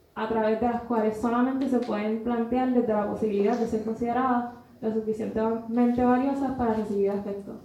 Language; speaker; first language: Spanish; native; Spanish